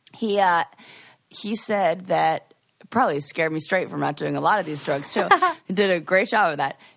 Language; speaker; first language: English; native; English